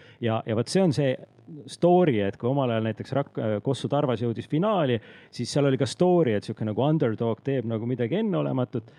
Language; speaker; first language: Estonian; native; Estonian